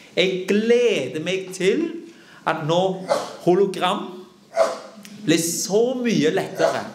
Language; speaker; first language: Norwegian; non-native, fluent; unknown